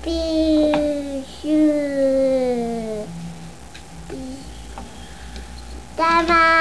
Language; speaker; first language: Japanese; native; Japanese